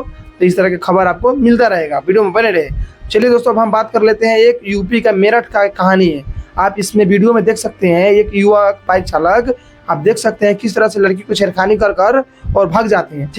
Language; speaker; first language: Hindi; native; Hindi